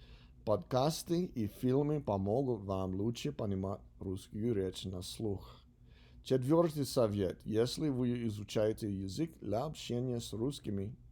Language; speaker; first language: Russian; non-native, learner; English